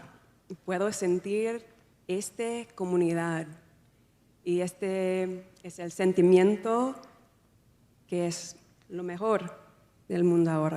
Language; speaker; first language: Spanish; non-native, fluent; English